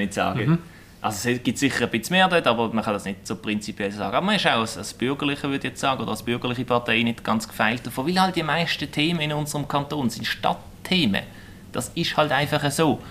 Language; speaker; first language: German; native; German